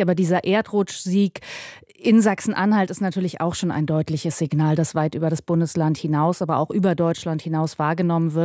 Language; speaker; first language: German; native; German